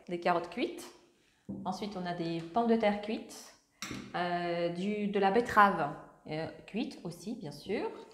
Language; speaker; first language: French; non-native, fluent; Ukrainian